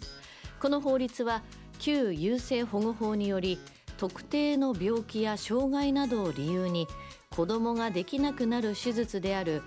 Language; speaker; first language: Japanese; native; Japanese